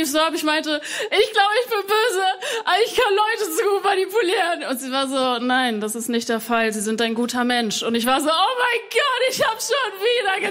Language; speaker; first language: German; early bilingual, other home language; Spanish